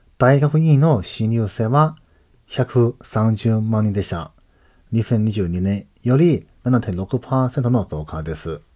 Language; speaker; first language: Japanese; non-native, fluent; Chinese